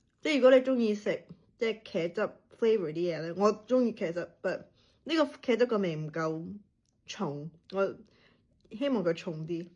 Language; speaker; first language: Cantonese; early bilingual, heritage; Cantonese